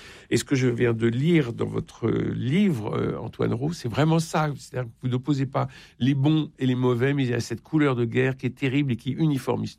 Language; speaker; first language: French; native; French